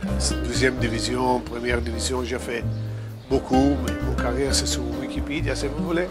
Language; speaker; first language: French; non-native, fluent; Italian